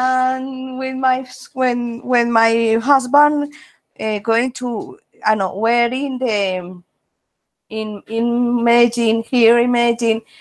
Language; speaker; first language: English; non-native, learner; Spanish